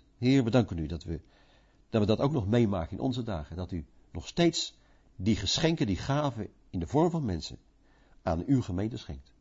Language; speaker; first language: Dutch; native; Dutch